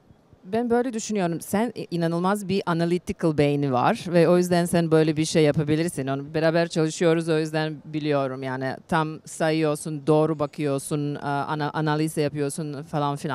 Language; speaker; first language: Turkish; non-native, learner; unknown